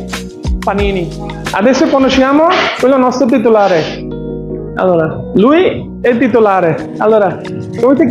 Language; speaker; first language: Italian; non-native, learner; Bangla